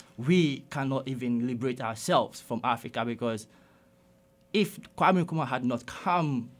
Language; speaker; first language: English; non-native, local second language; Ga